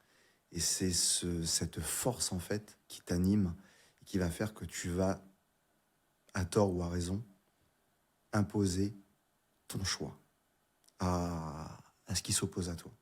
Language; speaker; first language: French; native; French